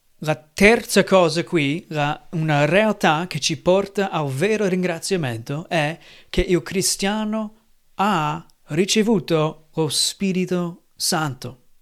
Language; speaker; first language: Italian; non-native, fluent; English